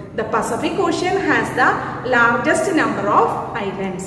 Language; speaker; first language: English; non-native, local second language; Malayalam